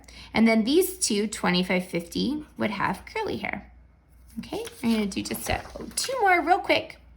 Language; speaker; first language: English; native; English